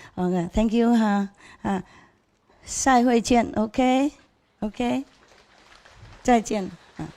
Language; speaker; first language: Chinese; non-native, fluent; Vietnamese